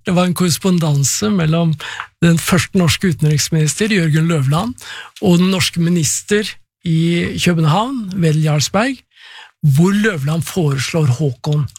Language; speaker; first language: Norwegian; native; Norwegian